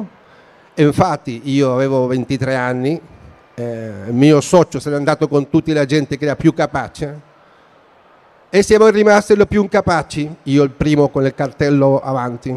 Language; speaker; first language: Italian; non-native, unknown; Spanish